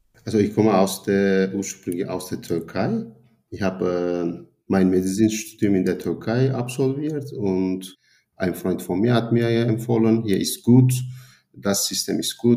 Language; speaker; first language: German; non-native, fluent; Turkish